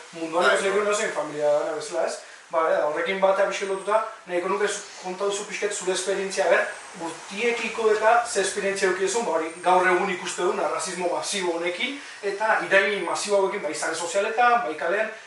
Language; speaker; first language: Basque; native; Basque